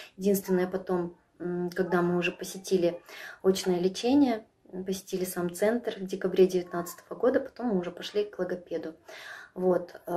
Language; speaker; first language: Russian; native; Russian